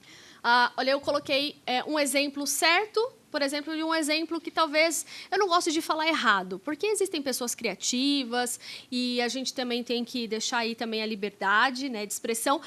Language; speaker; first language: Portuguese; native; Portuguese